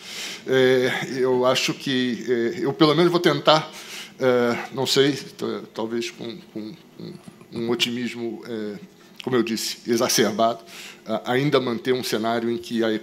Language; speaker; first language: Portuguese; native; Portuguese